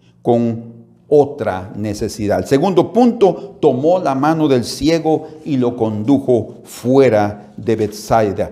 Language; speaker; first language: Spanish; native; Spanish